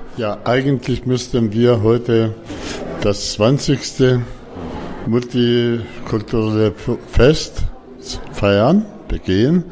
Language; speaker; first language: German; non-native, fluent; Arabic